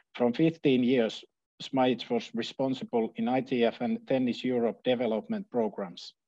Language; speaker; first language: English; non-native, fluent; Finnish